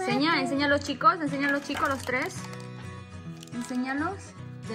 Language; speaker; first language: Spanish; native; Spanish